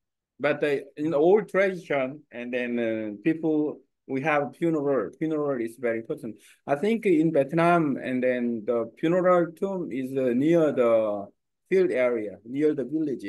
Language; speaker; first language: English; non-native, learner; Korean